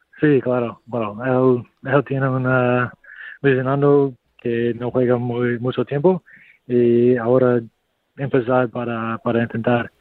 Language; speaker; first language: Spanish; non-native, learner; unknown